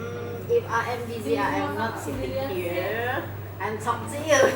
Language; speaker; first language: English; non-native, fluent; Indonesian